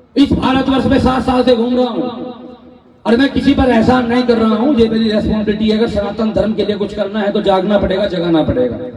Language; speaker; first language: Hindi; native; Hindi